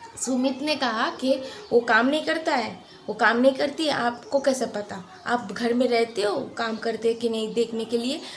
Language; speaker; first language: Hindi; non-native, local second language; Bangla